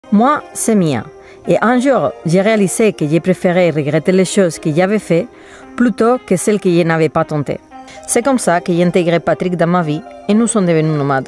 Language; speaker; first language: French; non-native, fluent; Spanish